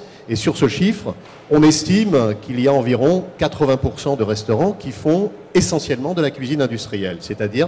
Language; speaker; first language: French; native; French